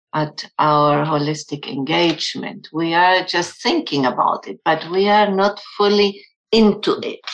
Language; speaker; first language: English; non-native, fluent; German